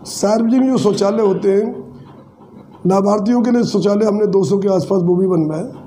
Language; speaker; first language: Hindi; native; Hindi